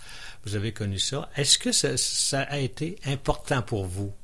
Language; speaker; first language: French; native; French